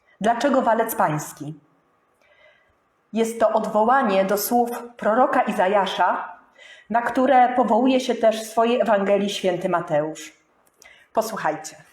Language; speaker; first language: Polish; native; Polish